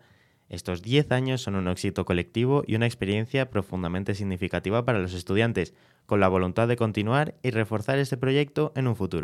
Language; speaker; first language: Spanish; native; Spanish